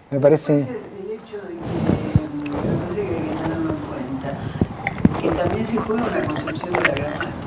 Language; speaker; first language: Spanish; native; Spanish